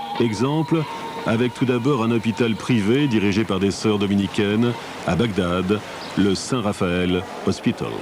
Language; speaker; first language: French; native; French